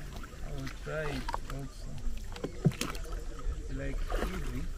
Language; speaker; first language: English; non-native, fluent; Rundi